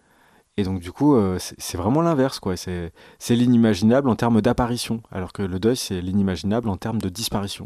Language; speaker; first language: French; native; French